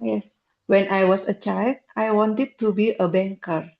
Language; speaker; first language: English; non-native, learner; Indonesian